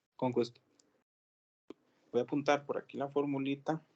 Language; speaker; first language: Spanish; native; Spanish